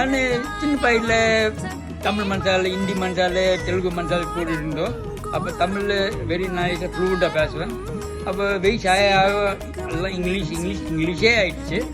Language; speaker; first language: Tamil; early bilingual, heritage; Tamil